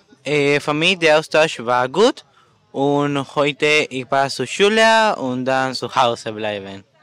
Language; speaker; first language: German; non-native, learner; Spanish